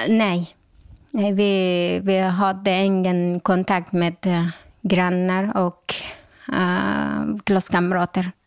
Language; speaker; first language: Swedish; non-native, local second language; Persian